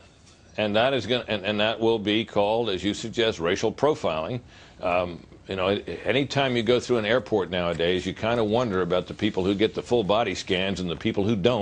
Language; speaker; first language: English; native; English